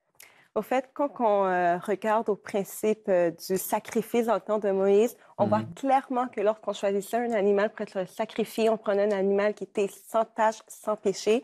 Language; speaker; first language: French; native; French